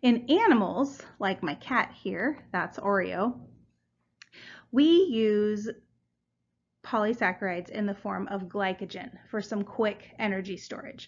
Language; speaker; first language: English; native; English